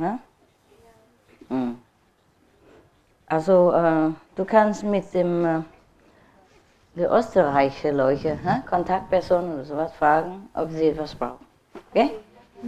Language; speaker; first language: German; non-native, learner; Vietnamese